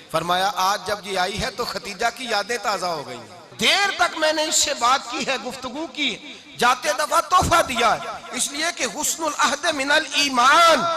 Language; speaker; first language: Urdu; non-native, local second language; Punjabi